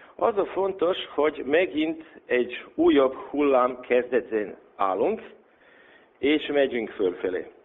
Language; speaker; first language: Hungarian; non-native, local second language; Serbian